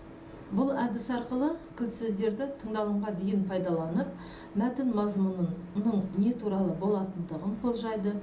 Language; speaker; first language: Kazakh; native; Kazakh